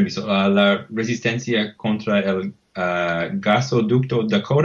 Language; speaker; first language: Spanish; non-native, fluent; English